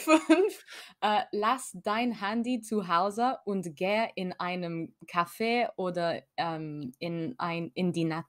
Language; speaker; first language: German; non-native, learner; French